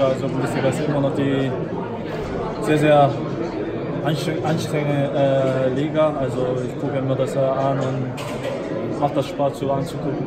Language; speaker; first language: German; non-native, fluent; Korean